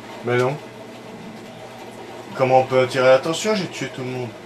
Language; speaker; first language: French; native; French